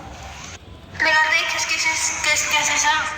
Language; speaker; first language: French; non-native, learner; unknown